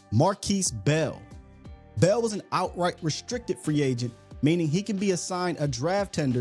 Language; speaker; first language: English; native; English